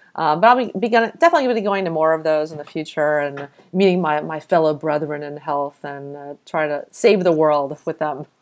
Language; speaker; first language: English; native; English